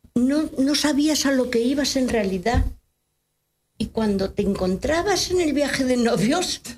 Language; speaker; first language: Spanish; native; Spanish